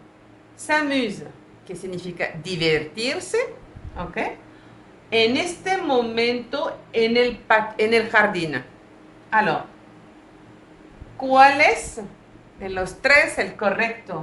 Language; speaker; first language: Spanish; non-native, fluent; French